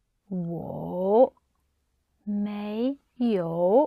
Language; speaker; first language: Chinese; non-native, learner; English